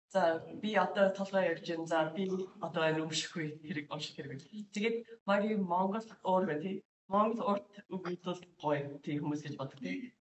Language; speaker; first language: Mongolian; non-native, learner; English